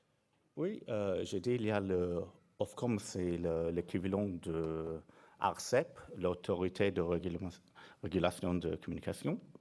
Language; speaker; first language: French; non-native, fluent; English